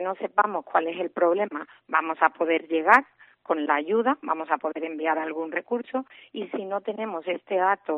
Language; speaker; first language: Spanish; native; Spanish